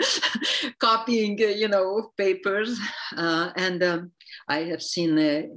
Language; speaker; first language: English; non-native, fluent; Hungarian